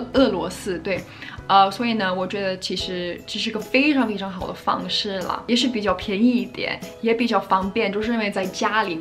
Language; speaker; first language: Chinese; non-native, fluent; English